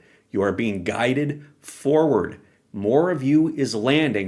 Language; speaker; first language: English; native; English